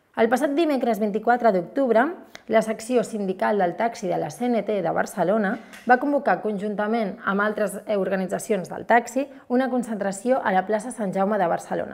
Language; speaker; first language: Catalan; native; Catalan